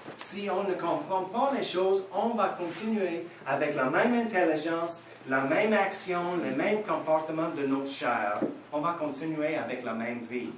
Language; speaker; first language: French; non-native, fluent; English